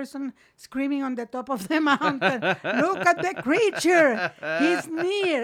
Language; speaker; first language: English; non-native, fluent; Spanish